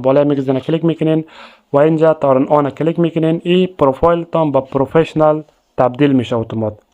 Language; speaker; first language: Persian; native; Persian